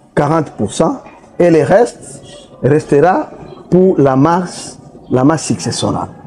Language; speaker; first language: French; non-native, local second language; Swahili